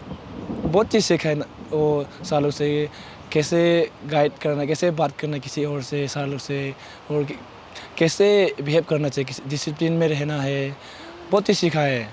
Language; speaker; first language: Hindi; non-native, local second language; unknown